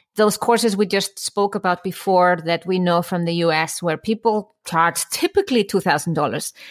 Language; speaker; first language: English; non-native, fluent; Icelandic